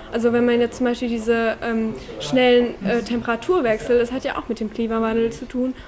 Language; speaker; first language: German; native; German